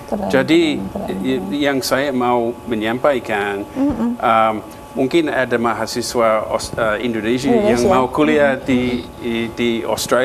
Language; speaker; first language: Indonesian; non-native, fluent; English